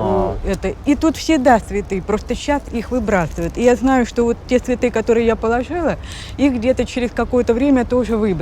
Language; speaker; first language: Russian; native; Russian